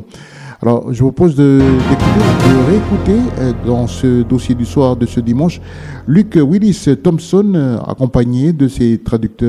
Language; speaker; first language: French; native; French